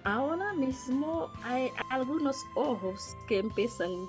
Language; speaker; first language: Spanish; non-native, learner; Haitian Creole